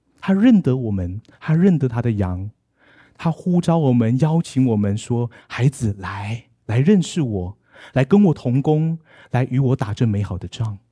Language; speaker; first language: Chinese; native; Chinese